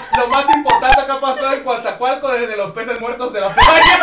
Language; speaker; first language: Spanish; native; Spanish